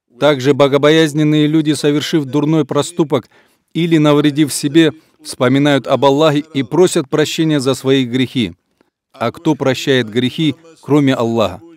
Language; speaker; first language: Russian; non-native, local second language; Avaric